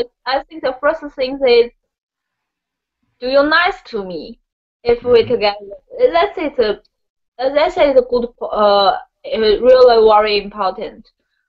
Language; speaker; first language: English; non-native, learner; Chinese